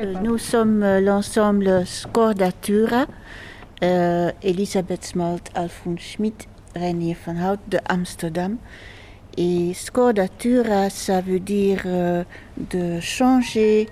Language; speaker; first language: French; non-native, learner; Dutch